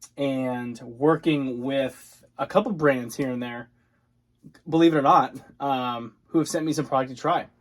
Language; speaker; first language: English; native; English